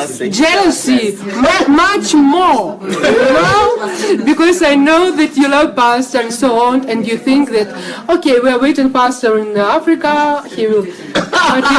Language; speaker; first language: English; non-native, learner; Russian